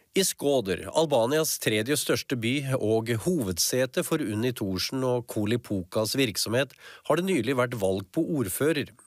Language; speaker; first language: Norwegian; native; Norwegian